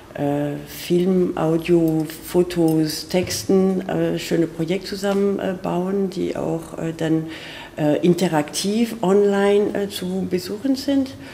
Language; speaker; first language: German; non-native, fluent; French